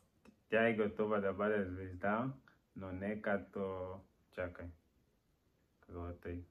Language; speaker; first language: Bulgarian; non-native, learner; Portuguese